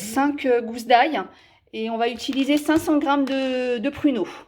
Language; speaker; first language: French; native; French